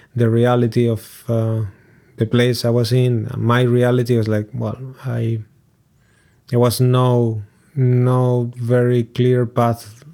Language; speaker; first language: English; non-native, fluent; Spanish